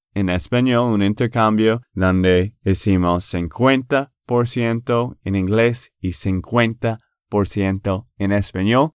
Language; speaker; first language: Spanish; non-native, fluent; English